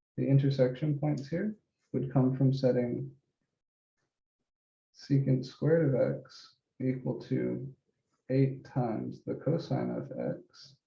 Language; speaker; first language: English; native; English